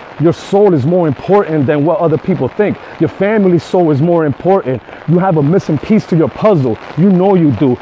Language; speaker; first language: English; native; English